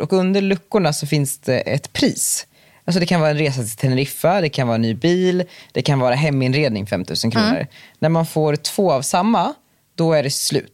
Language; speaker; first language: Swedish; native; Swedish